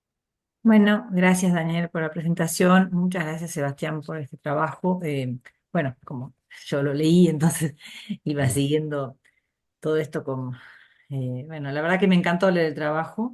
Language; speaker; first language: Spanish; native; Spanish